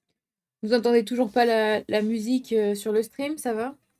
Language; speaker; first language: French; native; French